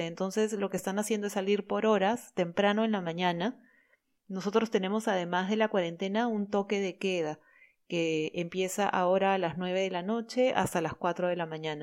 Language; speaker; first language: Spanish; native; Spanish